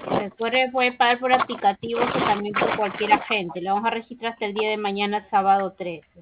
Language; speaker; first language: Spanish; native; Spanish